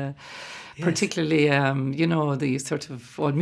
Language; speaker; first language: English; native; English